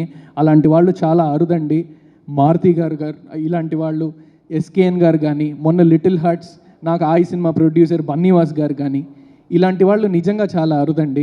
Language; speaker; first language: Telugu; native; Telugu